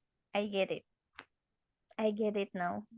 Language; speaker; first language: English; non-native, learner; Indonesian